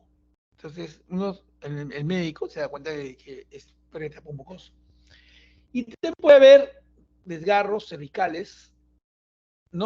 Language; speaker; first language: Spanish; native; Spanish